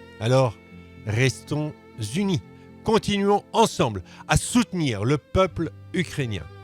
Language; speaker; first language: French; native; French